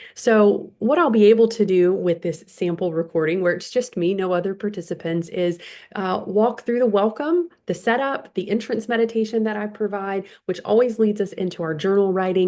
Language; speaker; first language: English; native; English